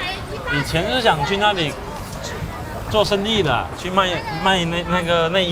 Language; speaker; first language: Chinese; native; Chinese